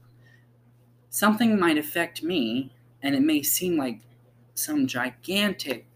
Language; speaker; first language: English; native; English